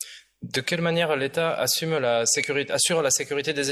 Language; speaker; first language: French; native; French